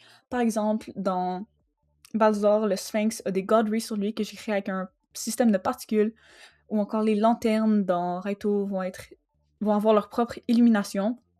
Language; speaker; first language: French; native; French